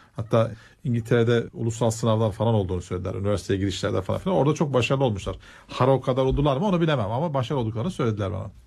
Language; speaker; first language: Turkish; native; Turkish